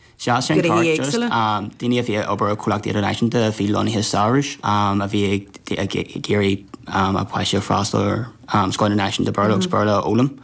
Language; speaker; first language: Irish; non-native, local second language; English